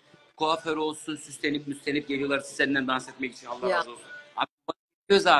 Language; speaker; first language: Turkish; native; Turkish